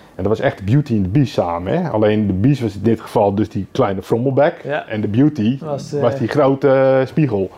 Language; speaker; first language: Dutch; native; Dutch